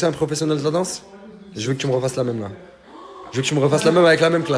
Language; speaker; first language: French; native; French